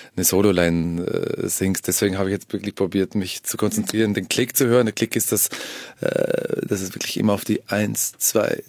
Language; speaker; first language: German; native; German